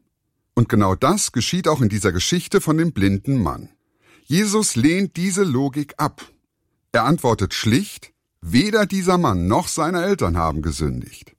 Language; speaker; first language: German; native; German